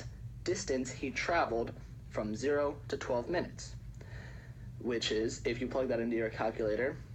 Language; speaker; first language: English; native; English